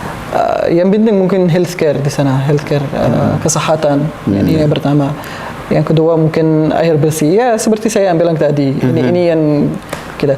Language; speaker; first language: Indonesian; non-native, learner; Arabic